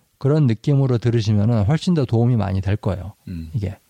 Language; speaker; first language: Korean; native; Korean